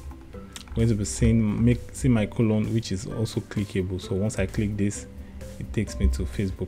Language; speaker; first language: English; native; English